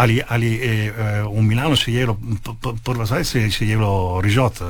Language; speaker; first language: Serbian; non-native, fluent; Italian